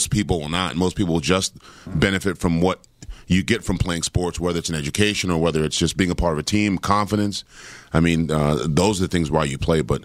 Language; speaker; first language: English; native; English